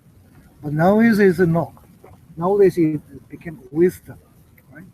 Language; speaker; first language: English; non-native, learner; Japanese